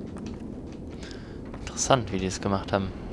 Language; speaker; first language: German; native; German